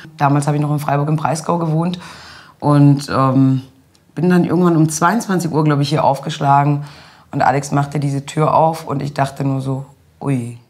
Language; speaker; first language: German; early bilingual, other home language; Italian